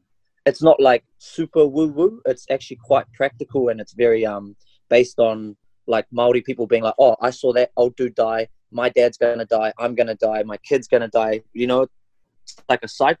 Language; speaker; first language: English; non-native, local second language; Māori